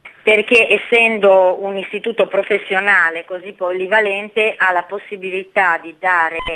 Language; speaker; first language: Italian; native; Italian